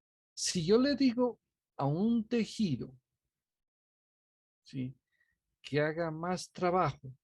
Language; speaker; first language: Spanish; native; Spanish